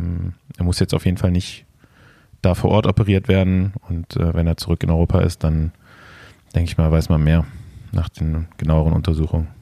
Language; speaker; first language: German; native; German